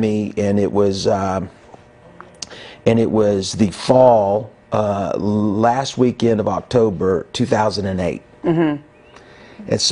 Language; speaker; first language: English; native; English